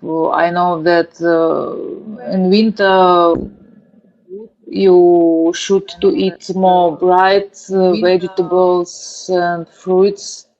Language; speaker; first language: English; non-native, learner; Russian